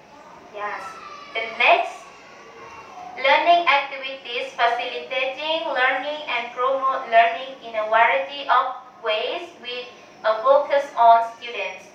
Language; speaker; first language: English; non-native, learner; Thai